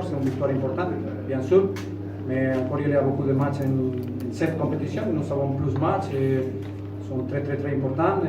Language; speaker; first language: French; non-native, fluent; Spanish